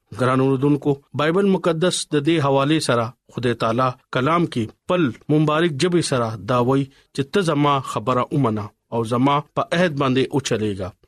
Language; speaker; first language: Pashto; non-native, local second language; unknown